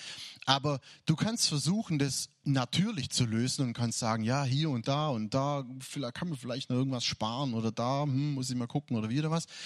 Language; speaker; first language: German; native; German